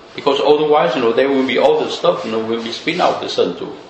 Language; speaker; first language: English; non-native, fluent; Vietnamese